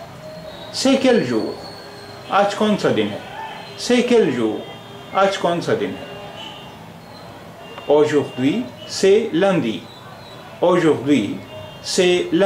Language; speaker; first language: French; non-native, fluent; Urdu